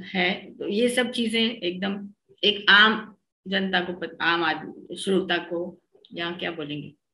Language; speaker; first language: Hindi; native; Hindi